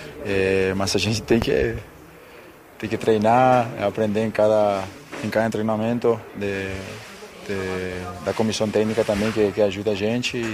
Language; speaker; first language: Portuguese; non-native, fluent; Spanish